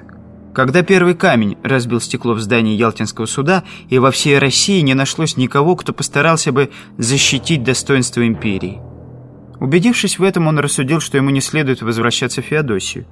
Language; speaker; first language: Russian; native; Russian